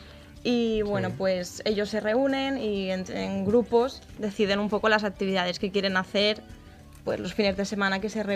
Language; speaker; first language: Spanish; native; Spanish